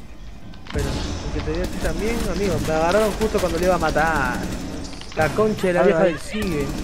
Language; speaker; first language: Spanish; native; Spanish